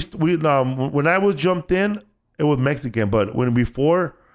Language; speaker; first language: English; native; English